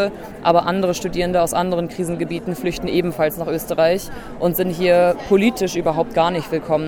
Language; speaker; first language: German; native; German